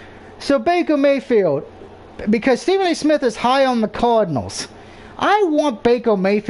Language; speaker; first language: English; native; English